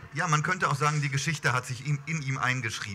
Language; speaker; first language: German; native; German